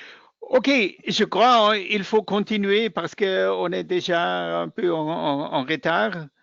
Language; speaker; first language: French; non-native, fluent; German